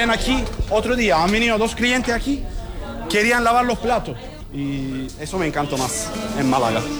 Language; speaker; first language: Spanish; non-native, learner; Turkish